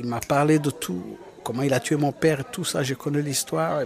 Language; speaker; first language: French; non-native, local second language; Kinyarwanda